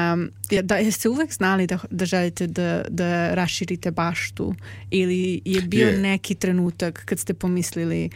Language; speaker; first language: Serbian; native; Serbian